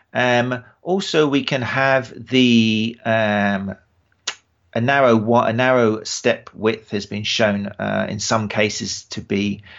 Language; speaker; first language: English; native; English